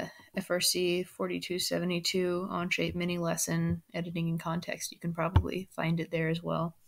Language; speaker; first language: English; native; English